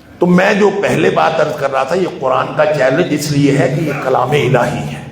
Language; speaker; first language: Urdu; non-native, local second language; Punjabi